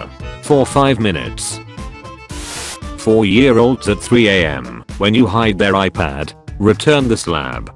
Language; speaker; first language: English; native; English